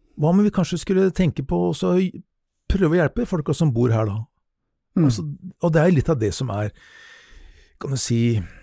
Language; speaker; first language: Norwegian; native; Norwegian